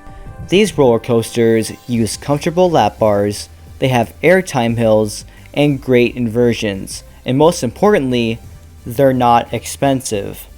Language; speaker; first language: English; native; English